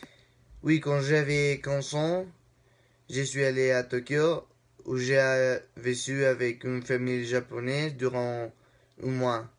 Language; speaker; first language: French; non-native, learner; Spanish